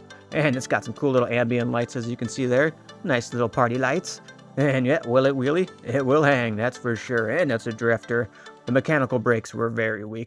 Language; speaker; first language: English; native; English